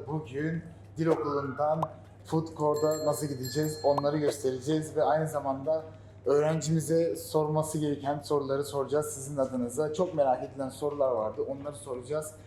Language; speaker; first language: Turkish; native; Turkish